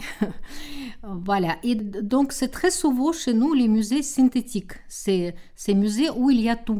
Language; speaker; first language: French; non-native, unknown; Russian